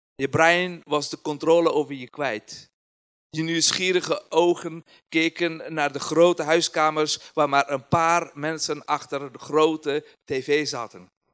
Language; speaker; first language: Dutch; non-native, fluent; Persian